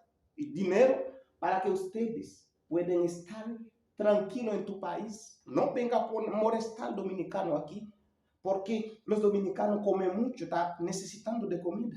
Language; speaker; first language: Spanish; non-native, learner; Haitian Creole